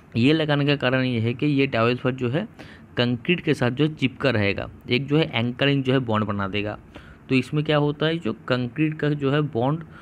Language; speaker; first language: Hindi; non-native, local second language; Bangla